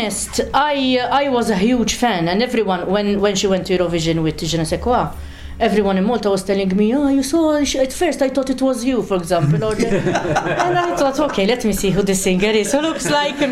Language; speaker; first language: English; non-native, fluent; Maltese